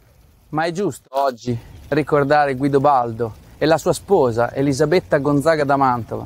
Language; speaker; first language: Italian; native; Italian